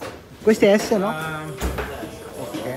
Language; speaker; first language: Italian; non-native, learner; Bangla